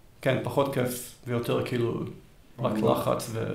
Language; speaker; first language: Hebrew; early bilingual, heritage; Hebrew